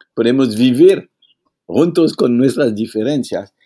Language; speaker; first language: Spanish; non-native, fluent; French